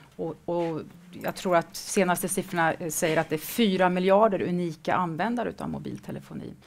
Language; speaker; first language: Swedish; native; Swedish